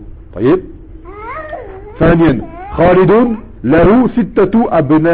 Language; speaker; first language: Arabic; non-native, fluent; French